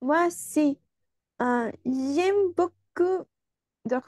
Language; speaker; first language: French; non-native, learner; Spanish